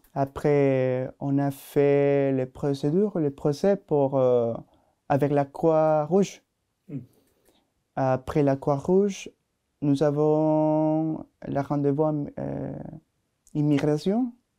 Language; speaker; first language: French; non-native, learner; Spanish